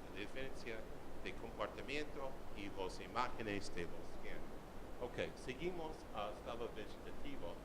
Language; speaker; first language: Spanish; non-native, learner; English